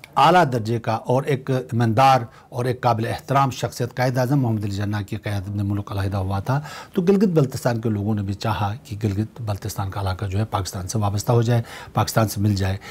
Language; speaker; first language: Urdu; non-native, local second language; Shina